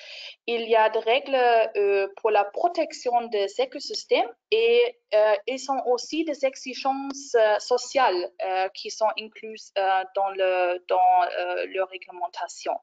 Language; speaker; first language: French; non-native, fluent; German